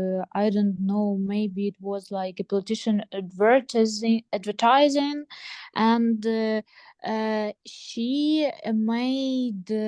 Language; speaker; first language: English; non-native, learner; Ukrainian